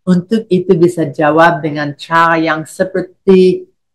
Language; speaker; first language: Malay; non-native, fluent; English